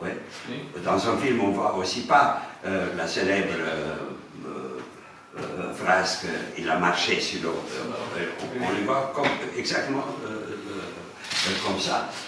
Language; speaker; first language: French; non-native, fluent; Romanian